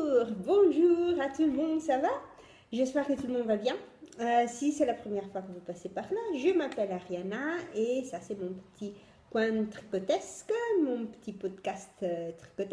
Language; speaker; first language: French; non-native, fluent; Italian